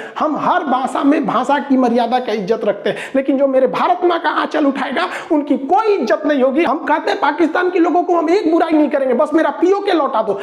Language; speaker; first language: Hindi; native; Hindi